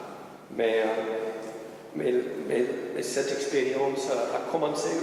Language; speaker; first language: French; non-native, fluent; English